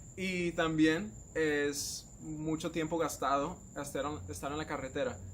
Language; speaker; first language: Spanish; native; Spanish